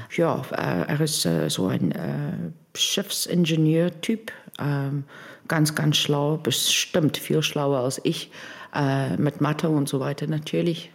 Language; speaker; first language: German; non-native, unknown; English